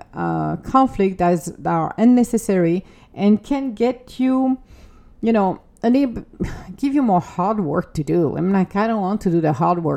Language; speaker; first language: English; non-native, fluent; French